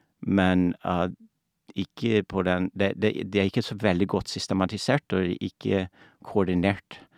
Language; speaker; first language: Norwegian; non-native, fluent; English